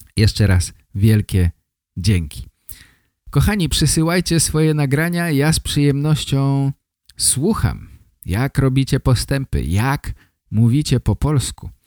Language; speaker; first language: Polish; native; Polish